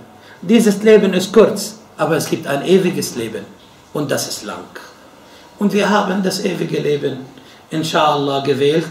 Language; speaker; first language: German; non-native, fluent; Arabic